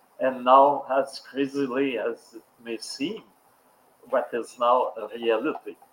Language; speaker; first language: English; non-native, local second language; French